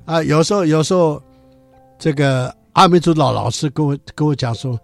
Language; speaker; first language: Chinese; non-native, local second language; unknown